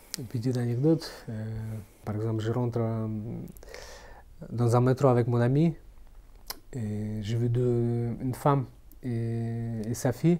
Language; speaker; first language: French; non-native, fluent; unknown